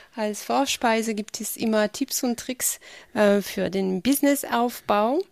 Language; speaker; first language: German; non-native, fluent; French